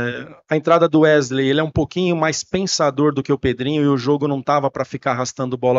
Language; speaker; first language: Portuguese; native; Portuguese